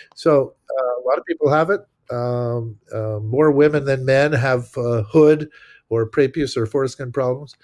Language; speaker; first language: English; native; English